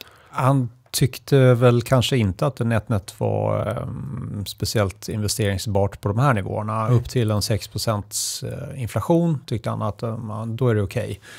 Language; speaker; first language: Swedish; native; Swedish